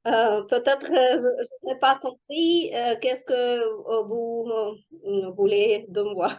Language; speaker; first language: French; non-native, learner; Russian